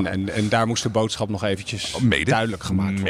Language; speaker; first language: Dutch; native; Dutch